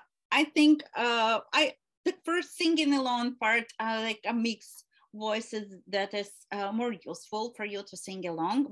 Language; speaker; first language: English; non-native, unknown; Ukrainian